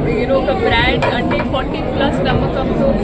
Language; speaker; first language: Telugu; non-native, fluent; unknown